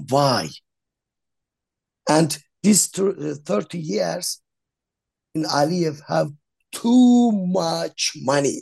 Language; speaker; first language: English; non-native, learner; Azerbaijani